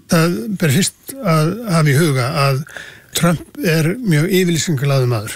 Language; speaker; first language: Icelandic; native; Icelandic